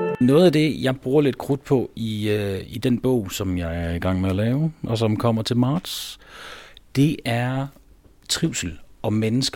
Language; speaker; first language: Danish; native; Danish